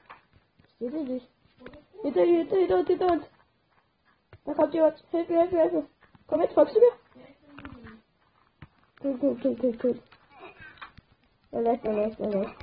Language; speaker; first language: German; native; German